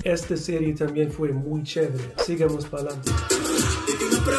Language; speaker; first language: Spanish; non-native, fluent; English